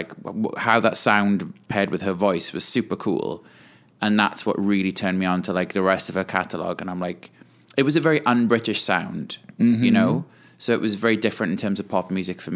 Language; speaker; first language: English; native; English